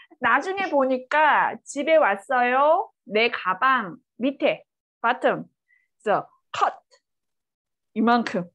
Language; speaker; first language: Korean; native; Korean